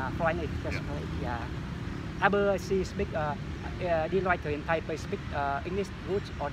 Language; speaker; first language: German; non-native, learner; Vietnamese